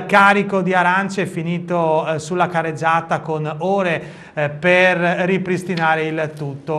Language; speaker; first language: Italian; native; Italian